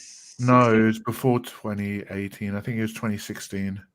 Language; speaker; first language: English; native; English